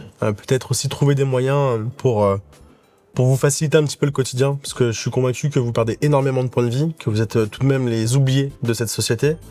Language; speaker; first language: French; native; French